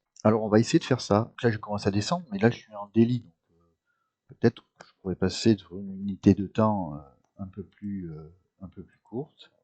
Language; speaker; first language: French; native; French